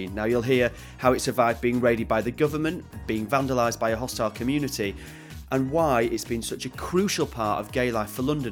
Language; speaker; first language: English; native; English